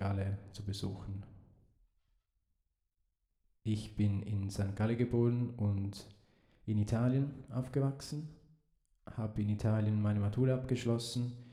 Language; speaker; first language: German; early bilingual, heritage; Italian